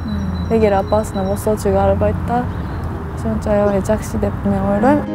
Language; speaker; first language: Kyrgyz; non-native, fluent; Japanese